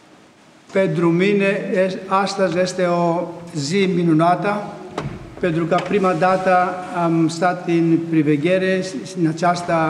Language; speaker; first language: Romanian; non-native, fluent; Greek